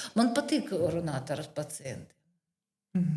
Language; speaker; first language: Latvian; non-native, learner; Russian